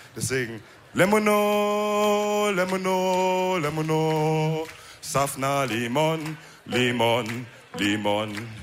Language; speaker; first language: German; early bilingual, other home language; Wolof